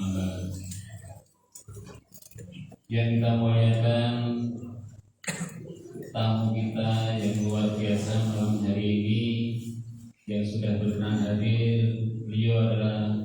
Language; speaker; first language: Indonesian; native; Indonesian